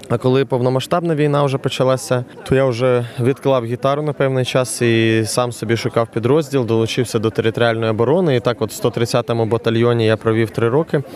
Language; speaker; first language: Ukrainian; non-native, local second language; Russian